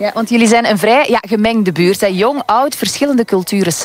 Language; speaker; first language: Dutch; native; Dutch